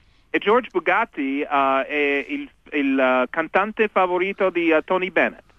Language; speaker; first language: Italian; non-native, learner; English